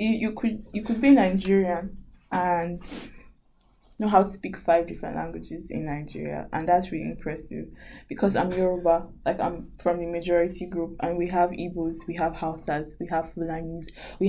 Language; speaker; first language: English; non-native, local second language; Yoruba